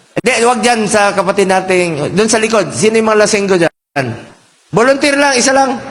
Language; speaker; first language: Filipino; non-native, local second language; Cebuano